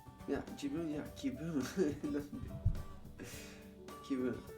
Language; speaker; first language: Japanese; non-native, learner; English